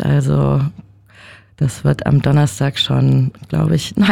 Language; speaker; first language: German; native; German